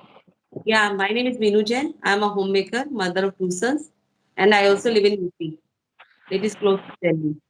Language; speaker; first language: English; non-native, fluent; Hindi